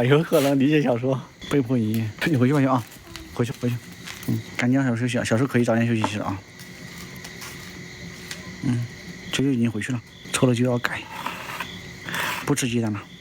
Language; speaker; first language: Chinese; native; Chinese